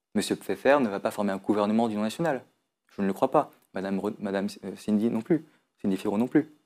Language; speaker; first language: French; native; French